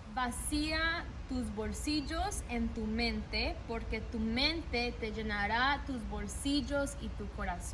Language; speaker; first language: Spanish; early bilingual, heritage; Spanish